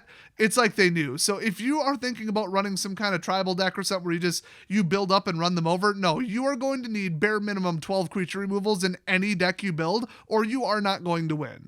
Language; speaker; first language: English; native; English